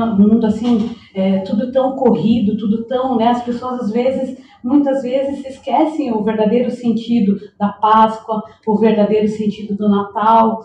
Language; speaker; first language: Portuguese; native; Portuguese